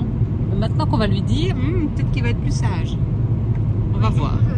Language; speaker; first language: French; native; French